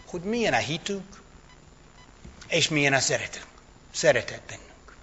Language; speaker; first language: Hungarian; non-native, fluent; English